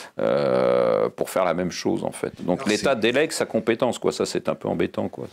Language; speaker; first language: French; native; French